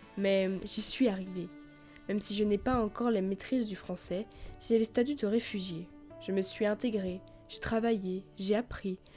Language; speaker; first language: French; native; French